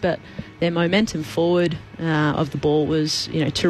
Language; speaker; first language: English; native; English